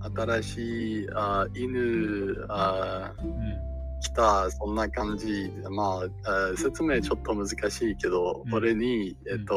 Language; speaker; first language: Japanese; non-native, learner; English